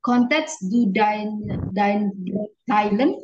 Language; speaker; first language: German; non-native, learner; Indonesian